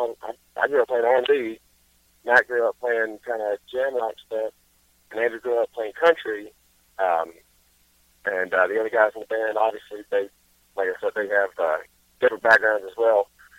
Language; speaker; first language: English; native; English